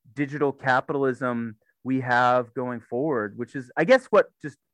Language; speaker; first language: English; native; English